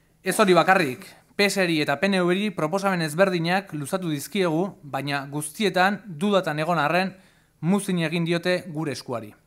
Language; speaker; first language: Basque; native; Basque